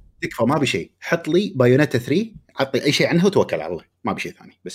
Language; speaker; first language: Arabic; native; Arabic